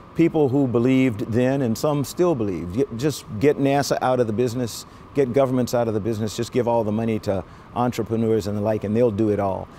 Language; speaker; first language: English; native; English